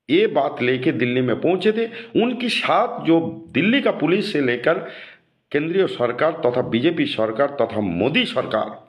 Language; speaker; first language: Hindi; non-native, local second language; Bangla